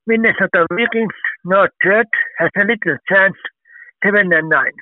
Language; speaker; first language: English; non-native, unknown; Finnish